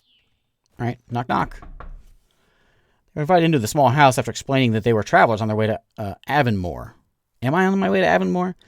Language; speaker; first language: English; native; English